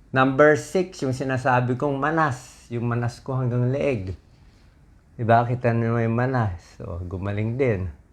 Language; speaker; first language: Filipino; native; Filipino